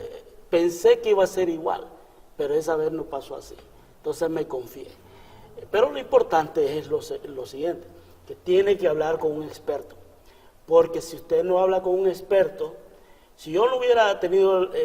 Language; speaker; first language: Spanish; native; Spanish